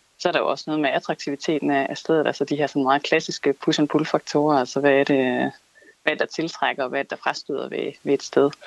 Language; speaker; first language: Danish; native; Danish